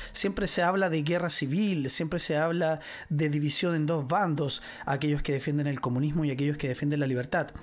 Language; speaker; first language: Spanish; native; Spanish